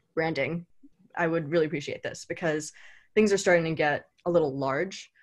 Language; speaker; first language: English; native; English